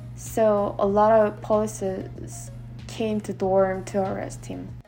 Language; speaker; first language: English; non-native, fluent; Korean